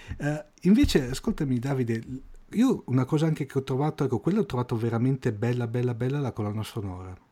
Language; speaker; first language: Italian; native; Italian